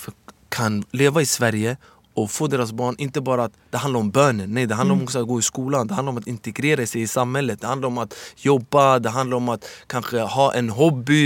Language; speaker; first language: Swedish; early bilingual, other home language; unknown